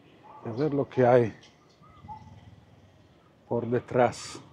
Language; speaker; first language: Spanish; non-native, fluent; Italian